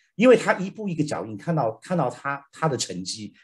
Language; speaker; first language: Chinese; native; Chinese